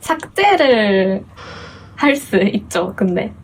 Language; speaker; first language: Korean; non-native, fluent; Japanese